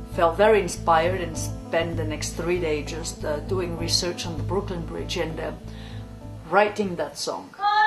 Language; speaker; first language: English; non-native, fluent; French